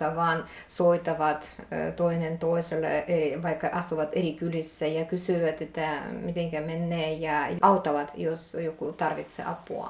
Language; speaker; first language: Finnish; non-native, fluent; Russian